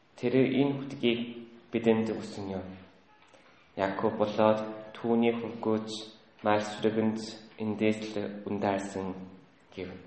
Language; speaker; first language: Mongolian; native; Mongolian